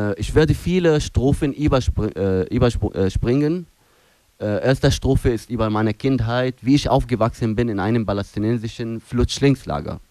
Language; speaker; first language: German; non-native, fluent; Arabic